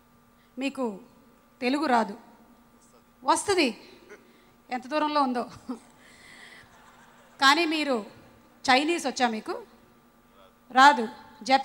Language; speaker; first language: Telugu; native; Telugu